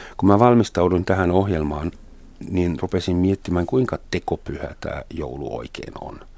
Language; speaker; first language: Finnish; non-native, fluent; German